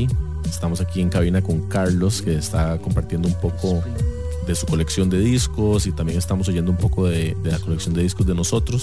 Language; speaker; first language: Spanish; native; Spanish